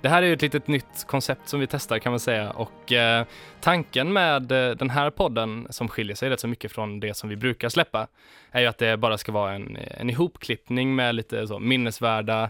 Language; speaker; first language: Swedish; native; Swedish